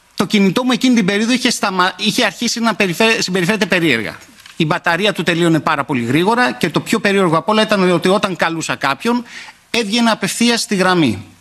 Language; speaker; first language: Greek; native; Greek